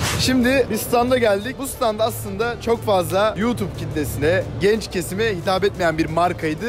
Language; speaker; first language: Turkish; native; Turkish